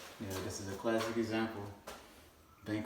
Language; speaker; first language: English; native; English